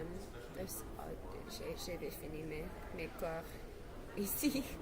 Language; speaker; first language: French; non-native, learner; English